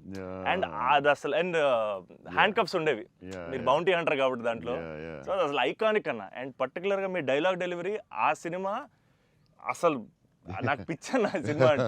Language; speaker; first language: Telugu; native; Telugu